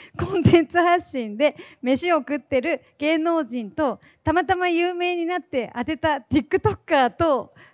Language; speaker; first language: Japanese; native; Japanese